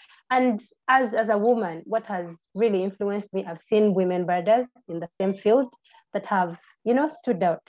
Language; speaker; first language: English; non-native, local second language; Ganda